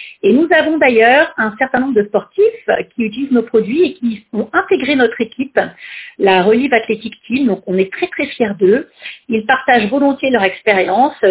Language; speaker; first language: French; native; French